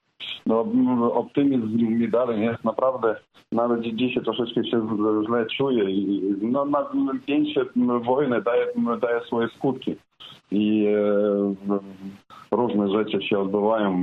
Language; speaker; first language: Polish; non-native, fluent; Ukrainian